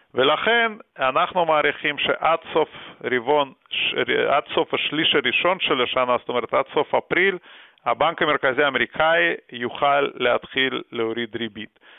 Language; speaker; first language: Hebrew; early bilingual, other home language; Russian